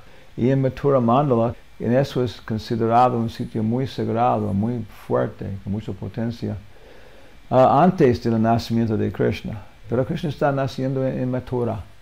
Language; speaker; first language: Spanish; non-native, learner; English